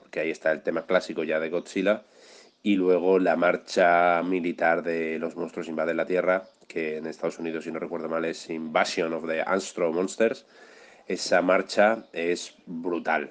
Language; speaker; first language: Spanish; native; Spanish